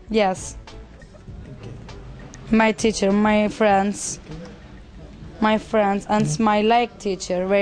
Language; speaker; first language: English; non-native, learner; Turkish